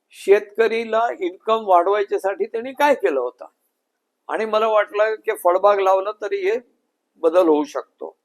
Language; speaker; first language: Marathi; non-native, local second language; Gujarati